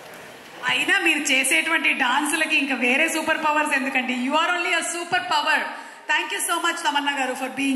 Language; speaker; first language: Telugu; native; Telugu